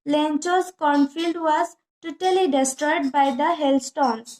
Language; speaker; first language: English; non-native, local second language; Assamese